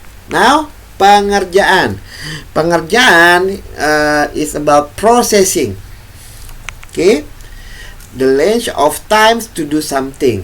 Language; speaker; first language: English; non-native, fluent; Indonesian